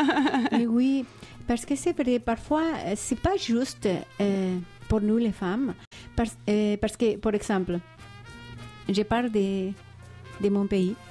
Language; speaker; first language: French; non-native, fluent; Spanish